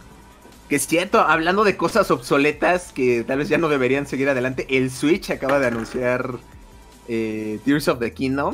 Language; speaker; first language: Spanish; native; Spanish